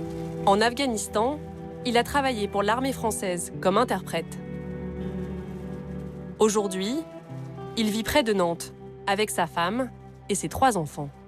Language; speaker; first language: French; native; French